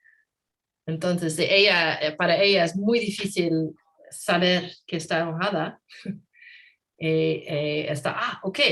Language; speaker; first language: Spanish; non-native, learner; English